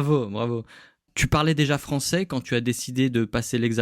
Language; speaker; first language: French; native; French